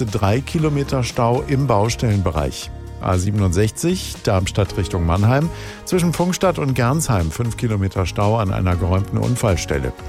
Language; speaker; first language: German; native; German